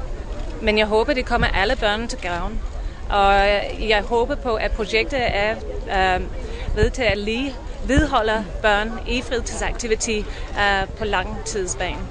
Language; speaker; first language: Danish; non-native, fluent; English